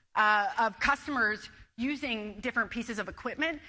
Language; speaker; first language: English; native; English